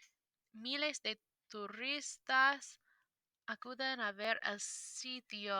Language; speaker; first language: Spanish; non-native, fluent; English